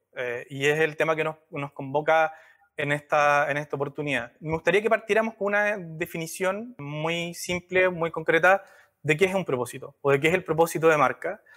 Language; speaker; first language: Spanish; native; Spanish